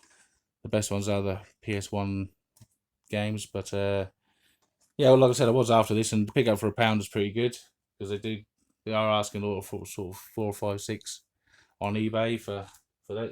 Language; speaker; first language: English; native; English